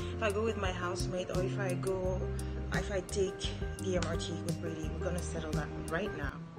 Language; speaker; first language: English; non-native, fluent; French